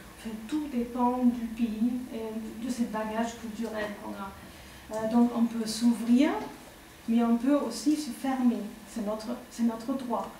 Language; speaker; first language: French; non-native, fluent; German